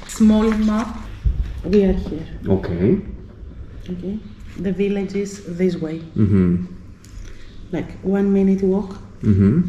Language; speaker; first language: English; non-native, learner; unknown